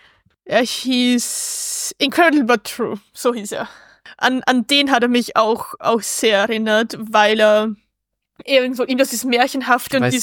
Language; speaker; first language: German; native; German